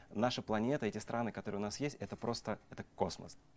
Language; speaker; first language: Russian; native; Russian